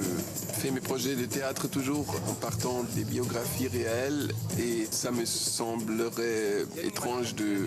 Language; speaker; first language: French; non-native, local second language; German